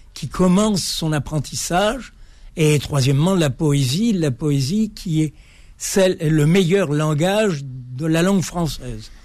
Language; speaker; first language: French; native; French